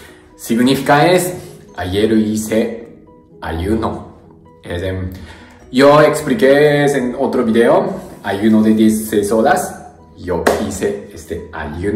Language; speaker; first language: Spanish; non-native, learner; Japanese